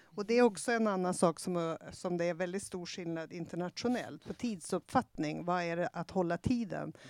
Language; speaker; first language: Swedish; native; Swedish